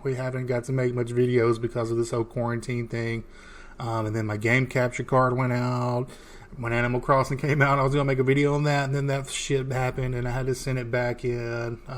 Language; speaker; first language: English; native; English